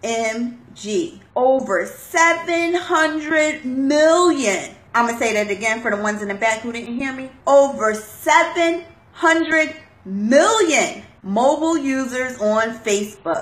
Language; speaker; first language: English; native; English